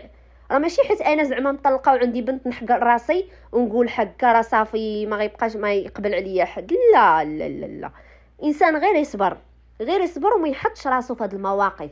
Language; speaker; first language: Arabic; native; Arabic